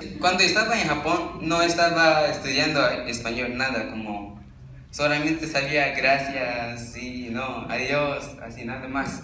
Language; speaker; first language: Spanish; non-native, learner; Japanese